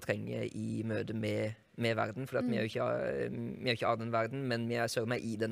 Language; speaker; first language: Norwegian; native; Norwegian